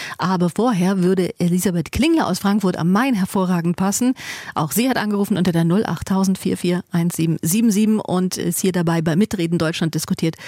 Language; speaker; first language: German; native; German